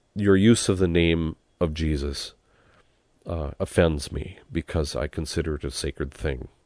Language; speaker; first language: English; native; English